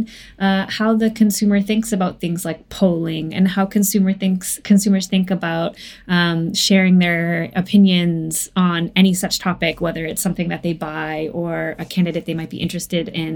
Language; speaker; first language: English; native; English